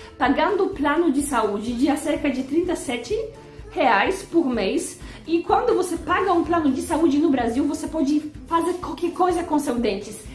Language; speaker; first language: Portuguese; non-native, fluent; Polish